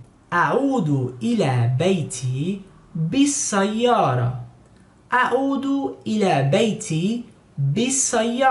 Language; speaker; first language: Arabic; non-native, fluent; Spanish